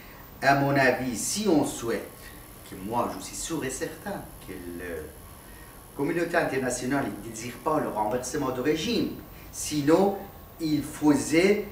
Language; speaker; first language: French; non-native, fluent; Persian